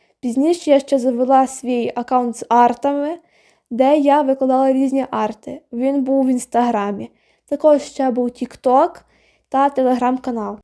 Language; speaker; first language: Ukrainian; non-native, local second language; Russian